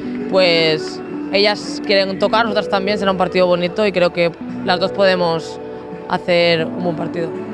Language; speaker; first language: Spanish; native; Spanish